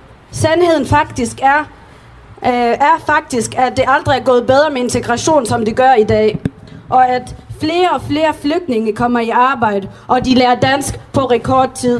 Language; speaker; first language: Danish; early bilingual, other home language; Arabic